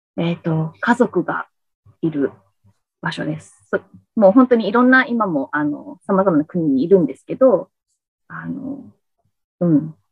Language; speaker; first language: Japanese; native; Japanese